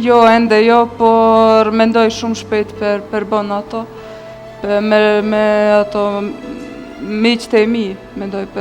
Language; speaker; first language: Albanian; non-native, learner; Bosnian